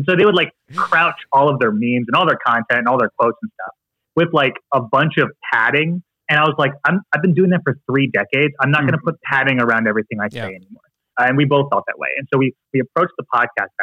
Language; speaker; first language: English; native; English